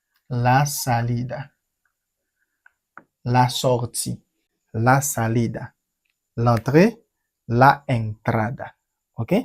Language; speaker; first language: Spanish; non-native, fluent; French